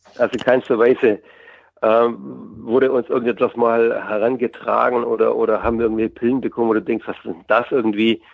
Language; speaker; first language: German; native; German